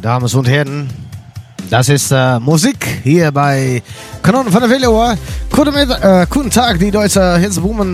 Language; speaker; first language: German; non-native, learner; Dutch